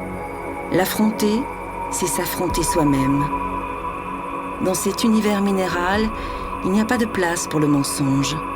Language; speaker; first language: French; native; French